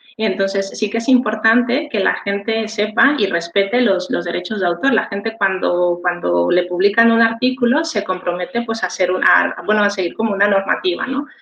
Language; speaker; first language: Spanish; native; Spanish